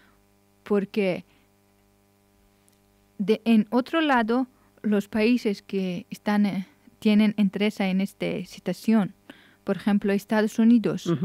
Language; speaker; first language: Spanish; non-native, learner; Persian